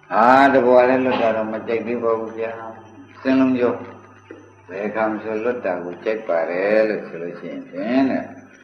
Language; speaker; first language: Burmese; native; Burmese